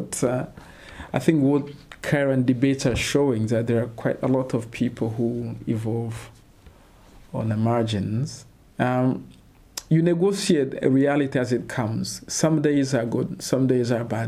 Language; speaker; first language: English; non-native, local second language; Kinyarwanda